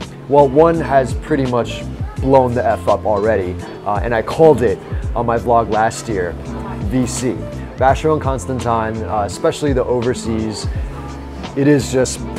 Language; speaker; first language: English; early bilingual, other home language; Chinese